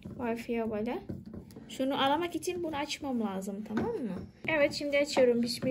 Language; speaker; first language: Turkish; non-native, learner; Indonesian